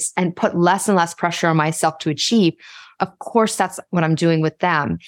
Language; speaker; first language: English; native; English